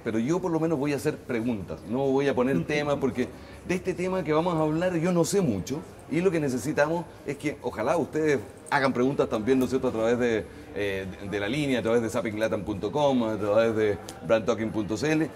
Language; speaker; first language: Spanish; native; Spanish